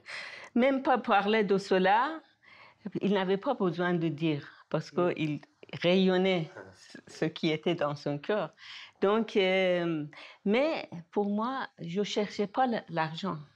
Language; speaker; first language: French; non-native, fluent; Persian